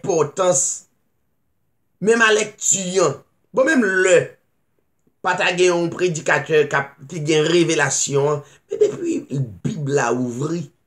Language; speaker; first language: French; non-native, local second language; Haitian Creole